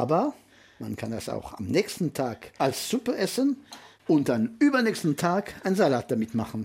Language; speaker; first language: German; non-native, fluent; French